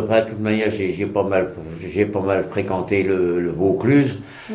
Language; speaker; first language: French; native; French